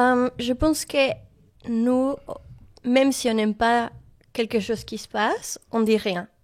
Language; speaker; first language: French; non-native, learner; Spanish